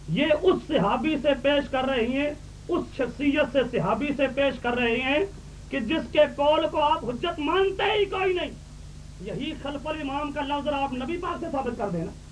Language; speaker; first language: Urdu; native; Urdu